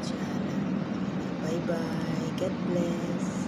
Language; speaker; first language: Filipino; non-native, local second language; Cebuano